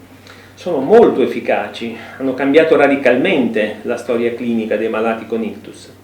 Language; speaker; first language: Italian; native; Italian